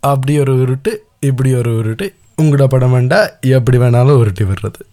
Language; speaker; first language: Tamil; early bilingual, heritage; Tamil